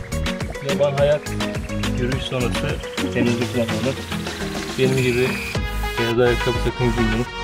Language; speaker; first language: Turkish; native; Turkish